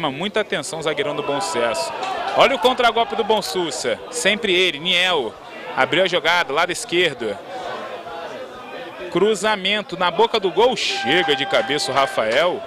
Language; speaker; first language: Portuguese; native; Portuguese